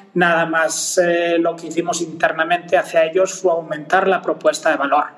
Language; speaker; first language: Spanish; native; Spanish